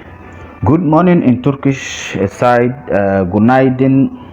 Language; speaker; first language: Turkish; non-native, learner; Somali